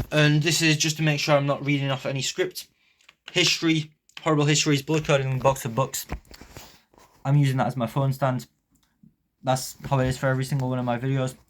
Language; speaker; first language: English; early bilingual, other home language; Polish